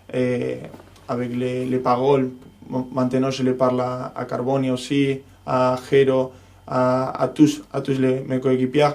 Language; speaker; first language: French; non-native, fluent; Spanish